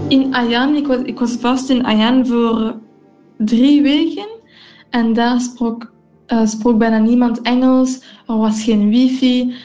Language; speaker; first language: Dutch; non-native, local second language; English